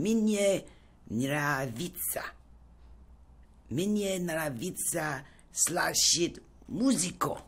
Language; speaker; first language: Russian; non-native, learner; English